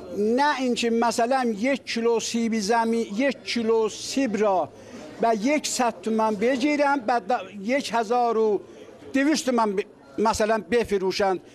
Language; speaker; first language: Persian; non-native, local second language; Azerbaijani